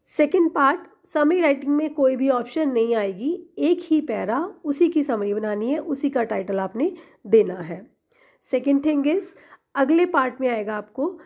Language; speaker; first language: Hindi; non-native, local second language; Punjabi